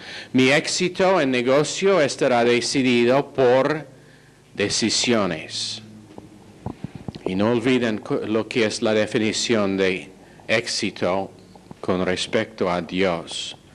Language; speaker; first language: Spanish; non-native, fluent; English